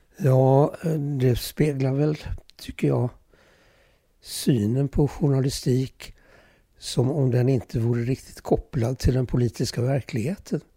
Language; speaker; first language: Swedish; early bilingual, other home language; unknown